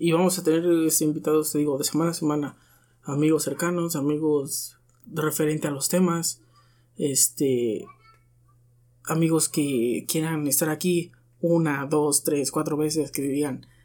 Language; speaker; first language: Spanish; native; Spanish